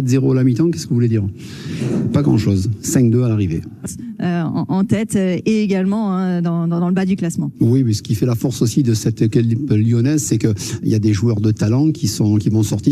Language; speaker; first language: French; native; French